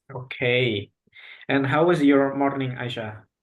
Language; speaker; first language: English; non-native, local second language; Indonesian